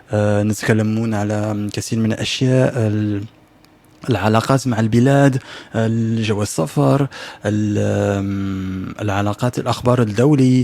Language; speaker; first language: Arabic; non-native, learner; French